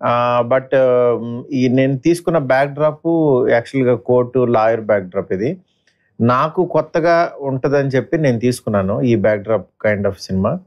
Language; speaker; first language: Telugu; native; Telugu